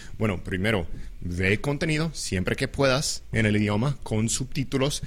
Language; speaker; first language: Spanish; non-native, fluent; English